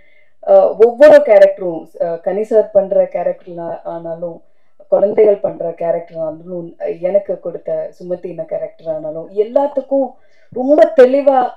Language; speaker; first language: Tamil; non-native, fluent; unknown